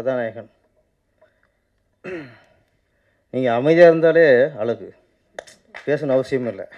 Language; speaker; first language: Tamil; native; Tamil